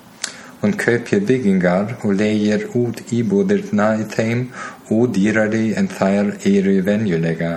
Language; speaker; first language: Icelandic; non-native, learner; German